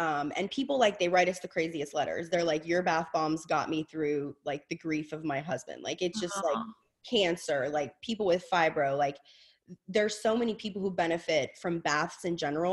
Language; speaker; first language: English; native; English